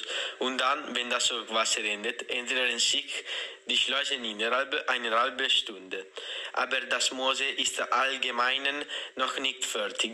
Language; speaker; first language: German; non-native, learner; Italian